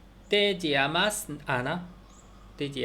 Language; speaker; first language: Spanish; non-native, learner; Korean